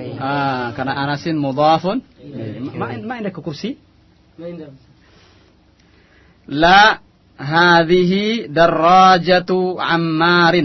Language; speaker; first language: Arabic; non-native, fluent; Indonesian